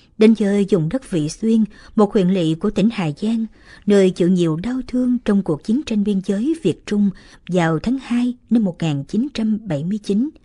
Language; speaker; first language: Vietnamese; native; Vietnamese